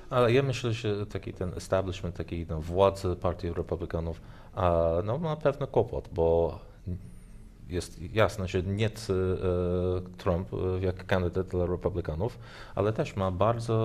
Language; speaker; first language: Polish; non-native, learner; English